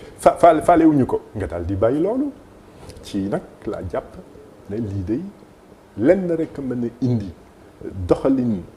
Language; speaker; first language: Wolof; native; Wolof